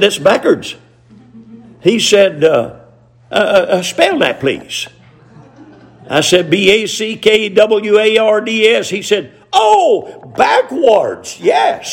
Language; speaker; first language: English; native; English